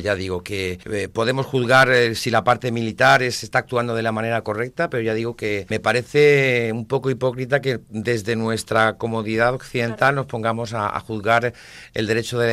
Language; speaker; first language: Spanish; native; Spanish